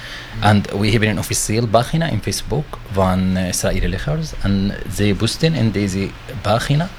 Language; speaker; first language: Dutch; non-native, learner; Arabic